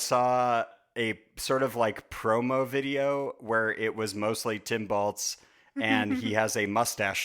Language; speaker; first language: English; native; English